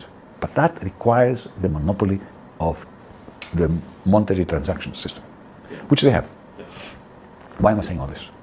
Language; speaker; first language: English; non-native, fluent; Greek